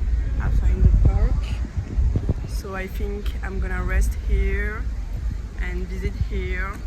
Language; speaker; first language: English; non-native, learner; French